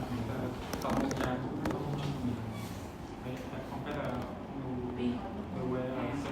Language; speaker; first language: French; non-native, learner; Khmer